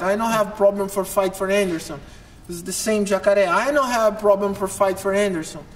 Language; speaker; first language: English; non-native, learner; Portuguese